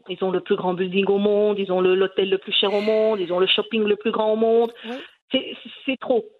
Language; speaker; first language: French; early bilingual, other home language; Riffian